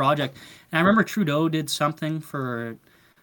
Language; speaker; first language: English; native; English